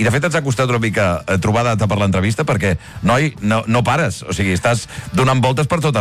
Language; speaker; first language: Catalan; native; Catalan